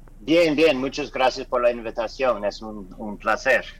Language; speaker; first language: Spanish; non-native, learner; English